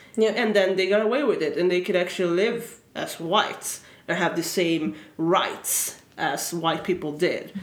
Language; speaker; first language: English; early bilingual, other home language; Swedish